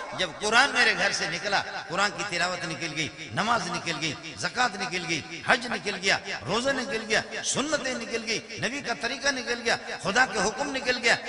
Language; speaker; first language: Urdu; non-native, local second language; Brahui